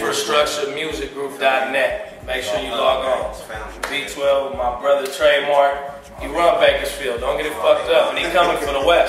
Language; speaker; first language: English; native; English